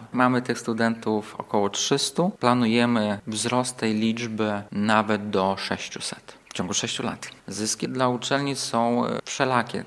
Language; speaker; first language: Polish; native; Polish